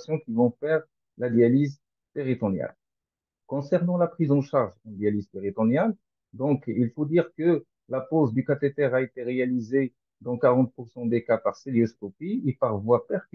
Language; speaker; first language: French; non-native, local second language; Arabic